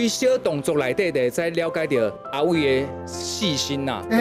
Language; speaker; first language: Chinese; native; Chinese